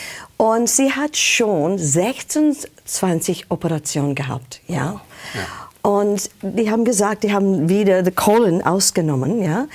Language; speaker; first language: German; non-native, fluent; English